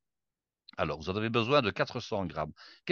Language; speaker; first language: French; native; French